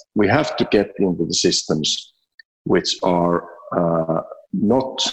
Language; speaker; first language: English; non-native, fluent; Finnish